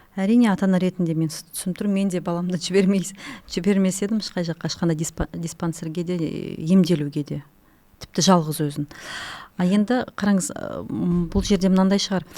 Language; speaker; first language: Kazakh; non-native, local second language; Russian